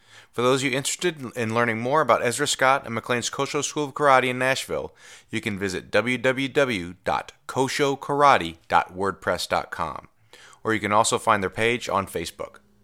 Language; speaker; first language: English; native; English